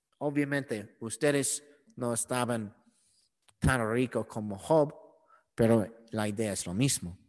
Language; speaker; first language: Spanish; non-native, learner; English